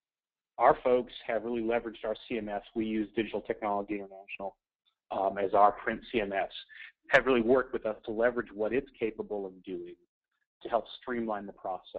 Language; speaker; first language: English; native; English